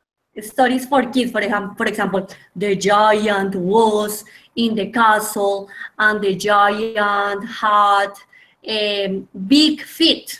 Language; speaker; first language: English; non-native, fluent; Spanish